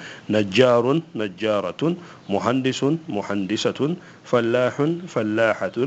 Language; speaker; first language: Arabic; non-native, fluent; Hausa